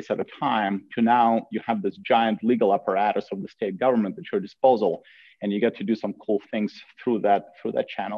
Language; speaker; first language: English; non-native, fluent; Russian